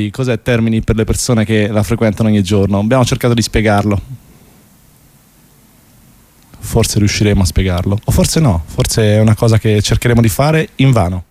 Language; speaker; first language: Italian; native; Italian